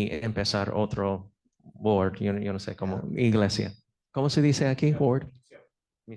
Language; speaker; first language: Spanish; non-native, fluent; English